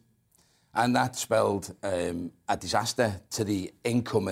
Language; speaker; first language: English; native; English